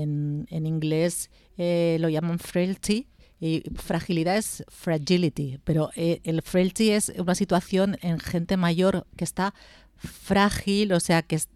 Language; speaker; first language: Spanish; native; Spanish